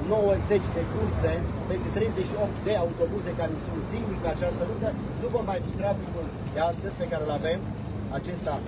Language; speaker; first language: Romanian; native; Romanian